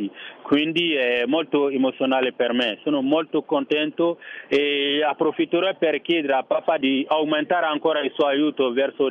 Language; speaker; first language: Italian; non-native, fluent; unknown